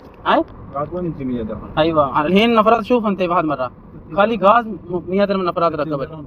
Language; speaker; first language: Arabic; non-native, learner; Urdu